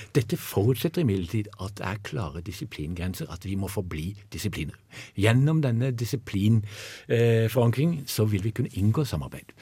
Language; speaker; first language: Norwegian; native; Norwegian